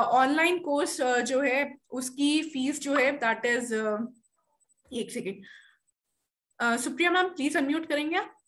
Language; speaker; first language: Hindi; native; Hindi